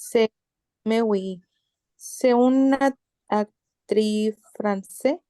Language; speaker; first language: French; non-native, learner; Spanish